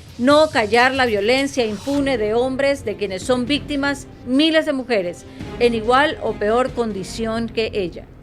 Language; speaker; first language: Spanish; native; Spanish